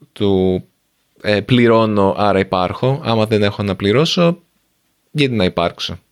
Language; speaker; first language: Greek; native; Greek